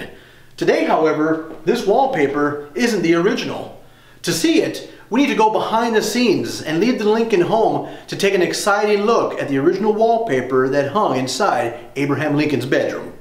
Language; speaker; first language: English; native; English